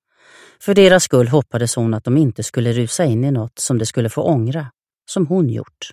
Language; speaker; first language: Swedish; native; Swedish